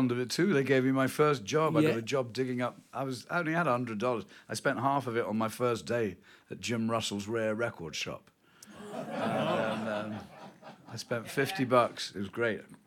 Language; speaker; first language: English; native; English